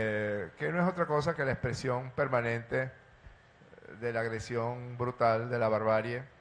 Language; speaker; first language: Spanish; native; Spanish